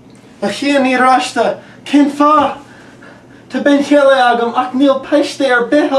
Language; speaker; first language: Irish; non-native, learner; English